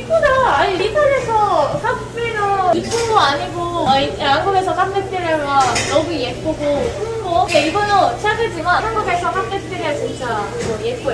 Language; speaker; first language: Korean; non-native, learner; Italian